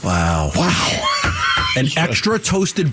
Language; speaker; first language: English; native; English